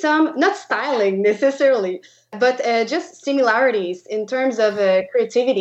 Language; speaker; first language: English; non-native, fluent; French